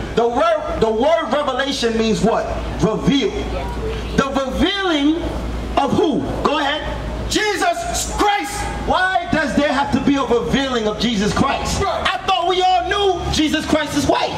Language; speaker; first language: English; native; English